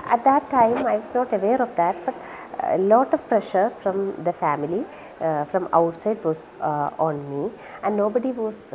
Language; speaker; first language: English; non-native, local second language; Malayalam